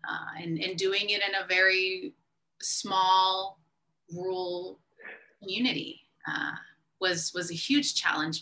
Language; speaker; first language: English; early bilingual, other home language; Spanish